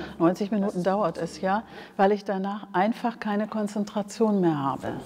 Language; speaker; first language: German; native; German